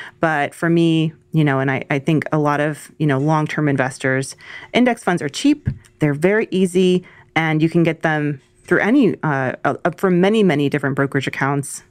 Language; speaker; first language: English; native; English